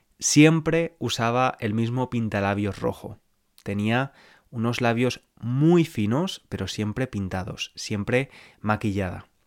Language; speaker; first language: Spanish; native; Spanish